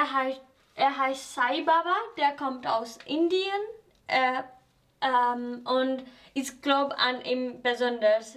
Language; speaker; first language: German; non-native, fluent; Nepali